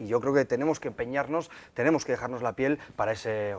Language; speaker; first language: Spanish; native; Spanish